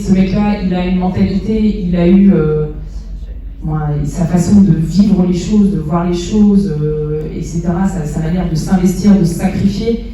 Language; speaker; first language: French; native; French